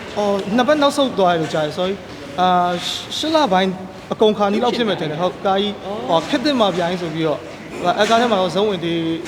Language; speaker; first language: Burmese; native; Burmese